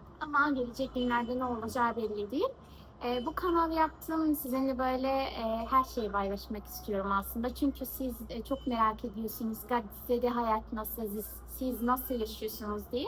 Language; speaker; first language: Turkish; non-native, fluent; Arabic